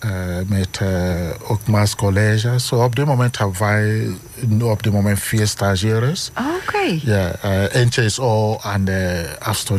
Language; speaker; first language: Dutch; non-native, learner; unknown